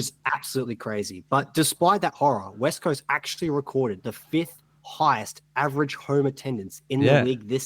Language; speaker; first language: English; native; English